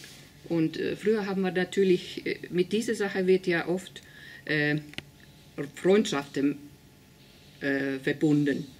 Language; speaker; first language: German; non-native, fluent; Finnish